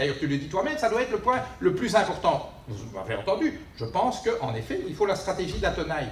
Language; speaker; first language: French; native; French